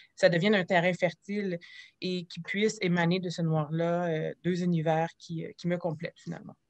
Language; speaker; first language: French; native; French